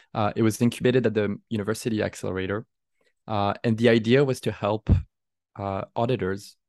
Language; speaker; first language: English; non-native, fluent; French